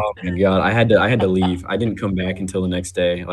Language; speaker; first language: English; native; English